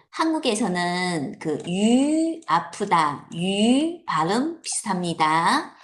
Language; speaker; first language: Korean; non-native, fluent; Chinese